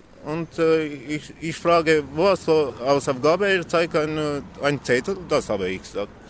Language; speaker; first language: German; non-native, learner; Albanian